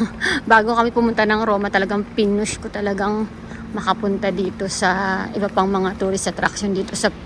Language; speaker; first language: Filipino; native; Filipino